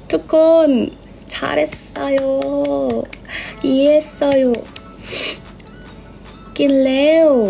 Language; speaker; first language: Korean; non-native, learner; Thai